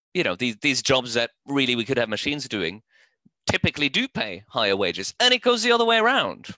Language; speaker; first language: English; non-native, fluent; Norwegian